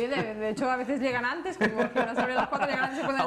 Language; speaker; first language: Spanish; native; Spanish